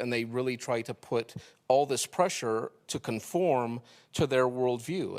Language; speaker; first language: English; native; English